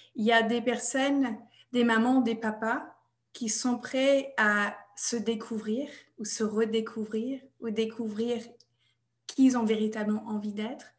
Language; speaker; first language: French; non-native, fluent; English